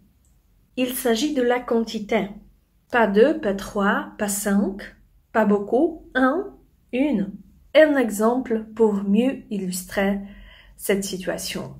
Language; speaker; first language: French; non-native, fluent; Polish